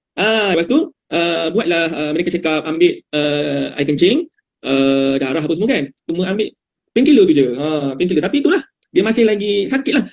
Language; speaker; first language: Malay; native; Malay